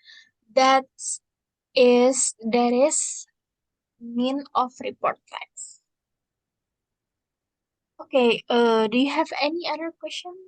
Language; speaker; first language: English; non-native, learner; Indonesian